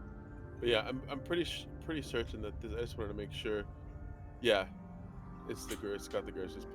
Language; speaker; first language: English; native; English